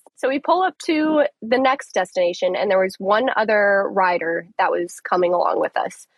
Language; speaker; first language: English; native; English